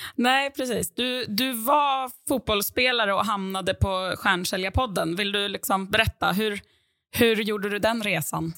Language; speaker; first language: Swedish; native; Swedish